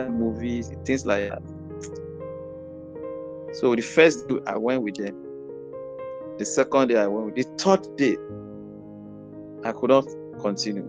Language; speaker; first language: English; non-native, local second language; Yoruba